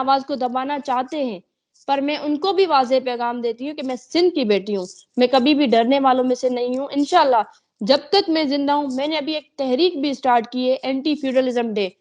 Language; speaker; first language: Urdu; non-native, local second language; Sindhi